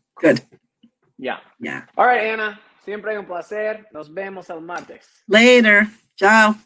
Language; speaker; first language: Spanish; non-native, learner; English